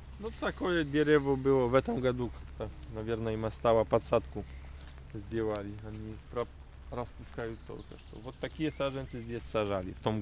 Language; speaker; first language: Russian; non-native, fluent; Polish